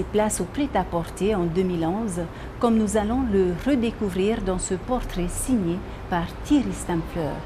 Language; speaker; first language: French; native; French